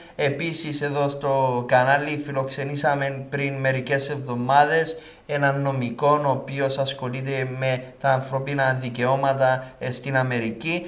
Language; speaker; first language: Greek; native; Greek